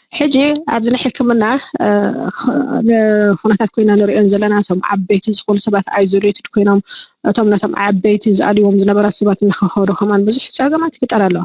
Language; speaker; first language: Tigrinya; native; Tigrinya